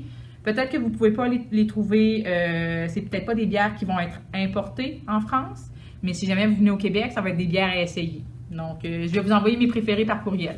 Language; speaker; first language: French; native; French